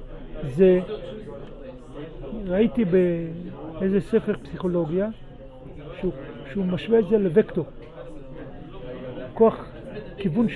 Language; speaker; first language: Hebrew; non-native, learner; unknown